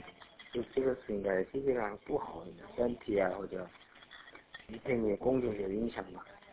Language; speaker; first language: Chinese; non-native, learner; Korean